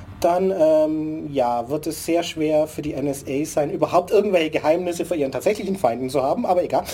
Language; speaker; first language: German; native; German